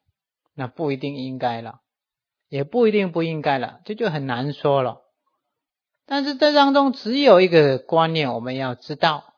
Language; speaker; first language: Chinese; native; Chinese